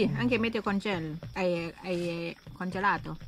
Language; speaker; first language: Italian; non-native, learner; Thai